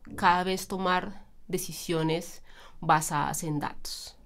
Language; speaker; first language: Spanish; native; Spanish